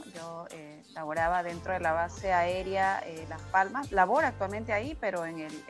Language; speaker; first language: Spanish; native; Spanish